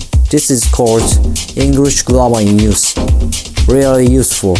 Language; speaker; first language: English; non-native, learner; Japanese